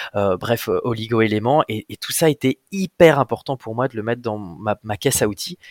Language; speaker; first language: French; native; French